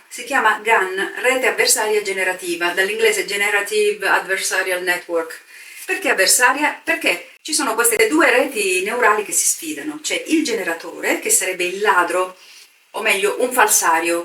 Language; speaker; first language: Italian; native; Italian